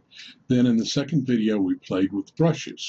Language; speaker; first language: English; native; English